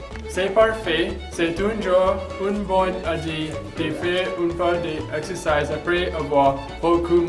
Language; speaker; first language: French; non-native, learner; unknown